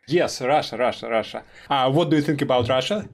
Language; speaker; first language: English; non-native, learner; Russian